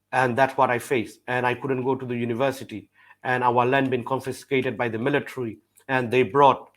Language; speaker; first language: English; non-native, fluent; Burmese